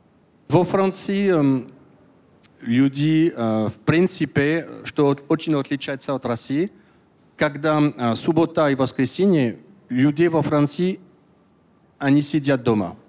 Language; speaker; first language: Russian; non-native, learner; French